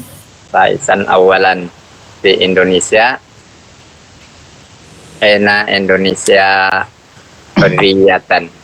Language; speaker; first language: Arabic; non-native, learner; Indonesian